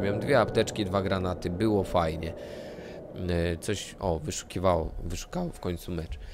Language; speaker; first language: Polish; native; Polish